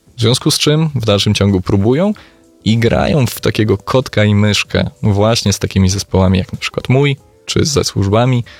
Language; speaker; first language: Polish; native; Polish